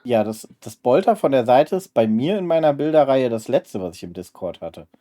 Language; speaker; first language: German; native; German